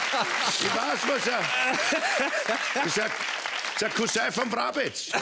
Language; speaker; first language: German; native; German